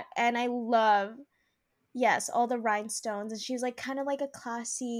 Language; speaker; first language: English; native; English